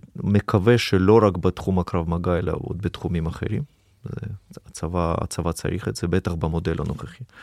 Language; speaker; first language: Hebrew; early bilingual, other home language; Russian